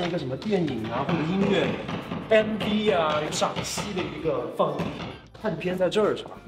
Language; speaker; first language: Chinese; native; Chinese